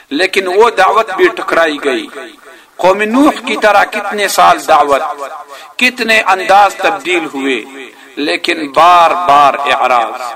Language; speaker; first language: Urdu; non-native, local second language; Pashto